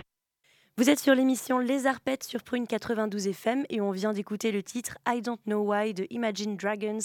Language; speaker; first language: French; native; French